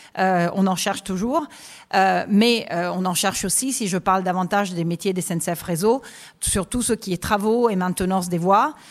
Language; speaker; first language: French; non-native, fluent; Italian